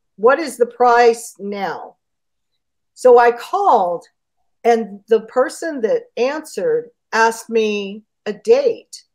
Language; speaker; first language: English; native; English